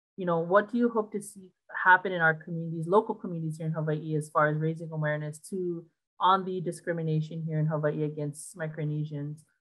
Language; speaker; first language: English; native; English